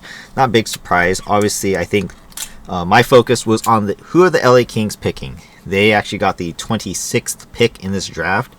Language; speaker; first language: English; native; English